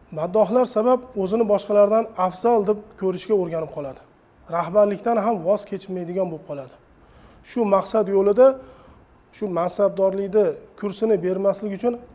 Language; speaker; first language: Uzbek; native; Uzbek